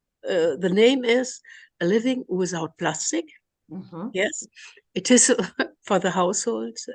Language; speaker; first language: English; non-native, learner; German